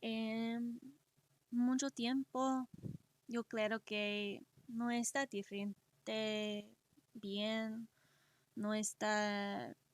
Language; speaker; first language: Spanish; early bilingual, other home language; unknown